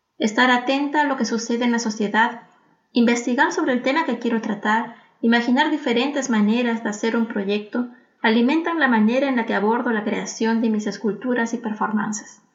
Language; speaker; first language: Spanish; native; Spanish